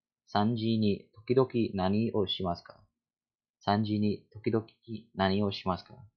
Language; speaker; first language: Japanese; non-native, learner; English